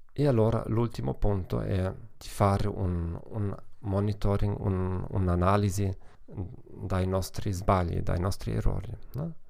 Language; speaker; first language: Italian; non-native, learner; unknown